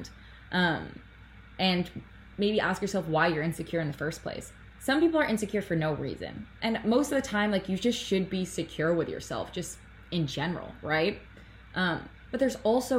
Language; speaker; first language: English; native; English